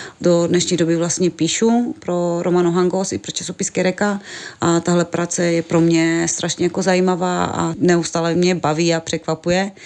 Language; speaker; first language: Czech; non-native, local second language; Romany